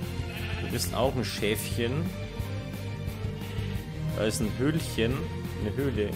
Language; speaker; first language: German; native; German